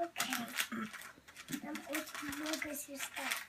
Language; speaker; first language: Russian; early bilingual, heritage; English